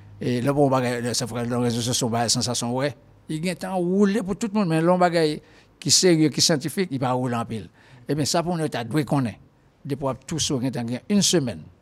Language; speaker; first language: French; non-native, local second language; Haitian Creole